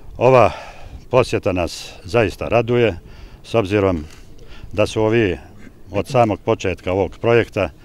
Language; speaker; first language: Bosnian; non-native, local second language; Albanian